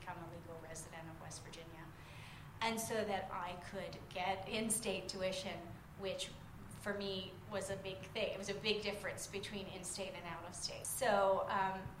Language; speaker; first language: English; native; English